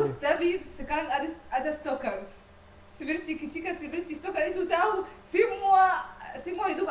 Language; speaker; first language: Indonesian; non-native, learner; Arabic